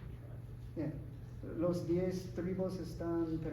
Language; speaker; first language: Spanish; non-native, learner; English